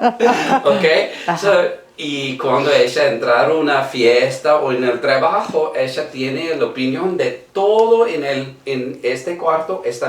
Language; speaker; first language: Spanish; non-native, learner; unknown